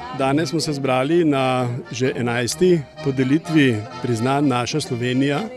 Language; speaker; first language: Slovenian; native; Slovenian